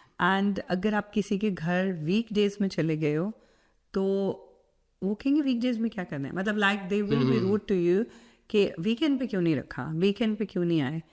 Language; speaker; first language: Urdu; non-native, local second language; Punjabi